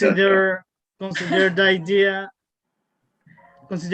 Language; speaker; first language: English; non-native, learner; Spanish